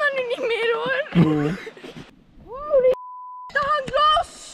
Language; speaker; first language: Dutch; native; Dutch